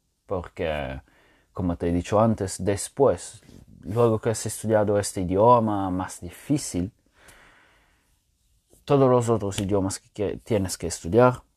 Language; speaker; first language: Spanish; non-native, fluent; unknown